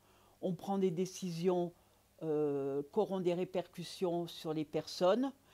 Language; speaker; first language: French; native; French